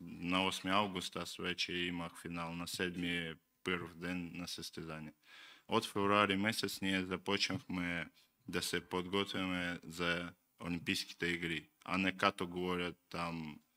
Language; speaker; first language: Bulgarian; non-native, learner; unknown